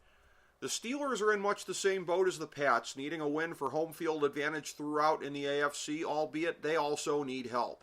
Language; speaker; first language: English; native; English